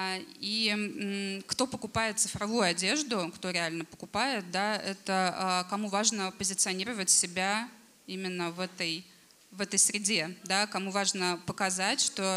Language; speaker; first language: Russian; native; Russian